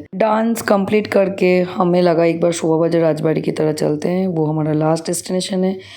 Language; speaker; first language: Hindi; non-native, local second language; Bangla